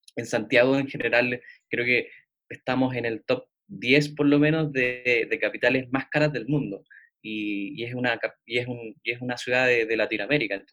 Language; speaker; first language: Spanish; native; Spanish